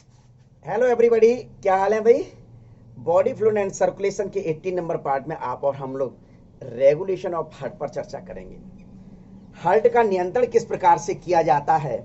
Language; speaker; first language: Hindi; native; Hindi